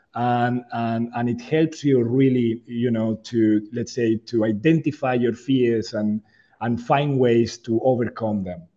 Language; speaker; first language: English; non-native, fluent; Spanish